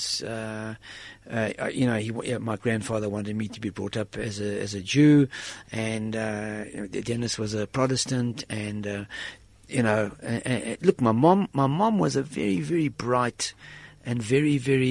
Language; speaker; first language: English; native; English